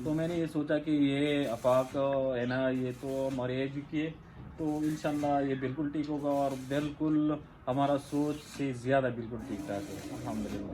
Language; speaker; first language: Hindi; non-native, local second language; Pashto